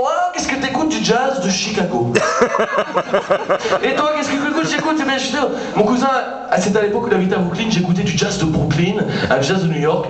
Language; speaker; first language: French; native; French